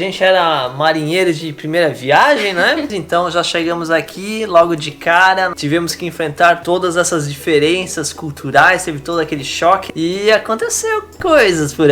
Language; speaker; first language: Portuguese; native; Portuguese